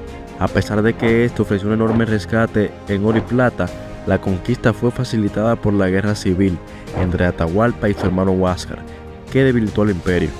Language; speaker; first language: Spanish; native; Spanish